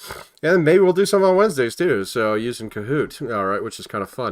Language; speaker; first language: English; native; English